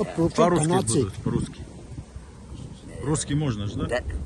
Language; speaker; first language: Russian; non-native, local second language; Azerbaijani